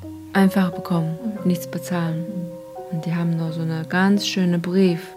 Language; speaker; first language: German; non-native, fluent; Chinese